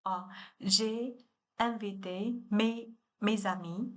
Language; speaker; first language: French; non-native, learner; Chinese